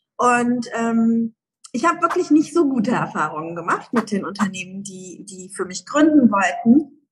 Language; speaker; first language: German; early bilingual, other home language; Persian